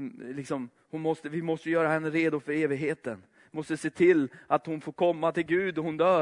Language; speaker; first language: Swedish; native; Swedish